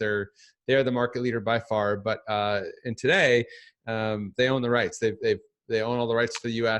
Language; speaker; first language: English; native; English